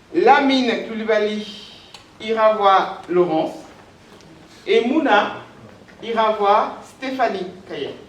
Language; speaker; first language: French; native; French